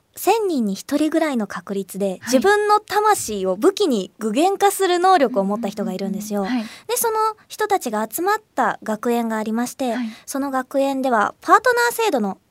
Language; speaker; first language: Japanese; native; Japanese